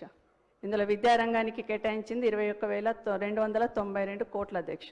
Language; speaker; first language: Telugu; native; Telugu